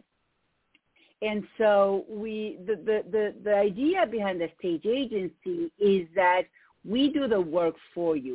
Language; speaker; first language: English; non-native, fluent; Spanish